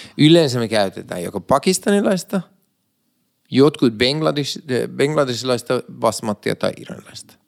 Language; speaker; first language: Finnish; early bilingual, other home language; Persian